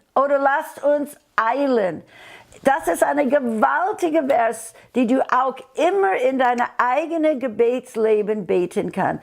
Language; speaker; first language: German; non-native, fluent; English